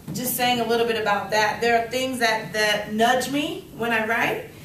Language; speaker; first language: English; native; English